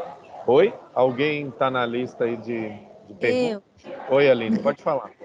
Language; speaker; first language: Portuguese; native; Portuguese